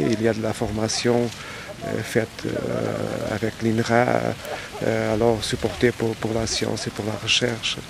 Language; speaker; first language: French; non-native, fluent; Portuguese